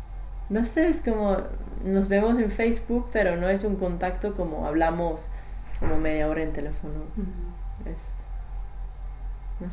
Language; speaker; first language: Spanish; non-native, fluent; English